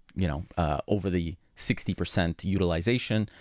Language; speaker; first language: English; non-native, fluent; Greek